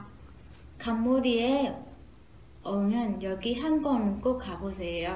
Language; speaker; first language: Korean; non-native, fluent; Khmer